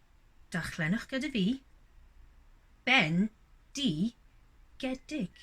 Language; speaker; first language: Welsh; non-native, local second language; English